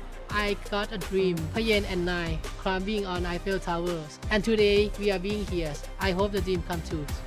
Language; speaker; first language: English; non-native, learner; Thai